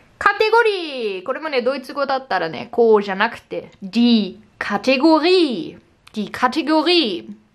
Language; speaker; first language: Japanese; non-native, fluent; German